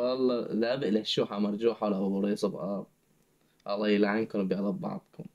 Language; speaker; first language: Arabic; native; Arabic